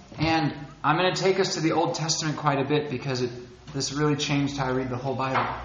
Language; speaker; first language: English; native; English